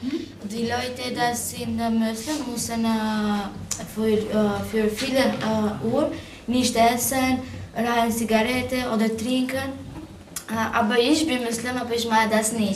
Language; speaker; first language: German; non-native, learner; Albanian